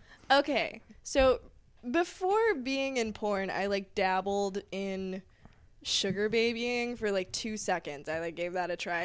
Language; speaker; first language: English; native; English